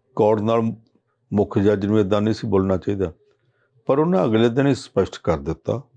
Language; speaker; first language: Punjabi; native; Punjabi